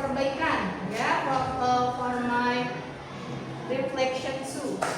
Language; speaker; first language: English; non-native, learner; Indonesian